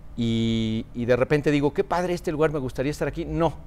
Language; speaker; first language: Spanish; native; Spanish